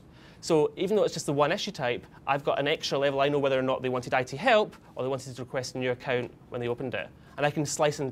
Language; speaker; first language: English; native; English